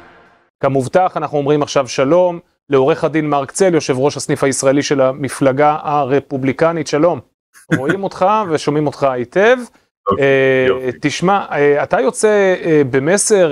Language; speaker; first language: Hebrew; native; Hebrew